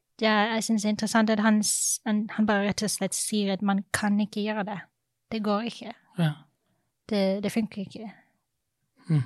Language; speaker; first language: Norwegian; non-native, fluent; English